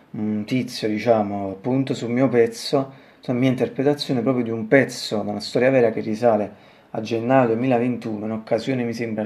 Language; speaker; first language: Italian; native; Italian